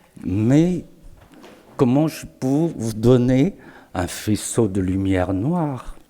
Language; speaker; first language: French; non-native, fluent; Chinese